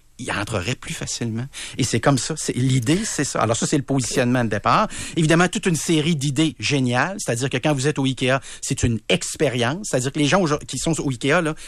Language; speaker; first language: French; native; French